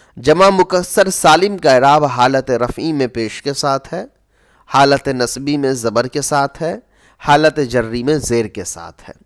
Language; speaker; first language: Urdu; native; Urdu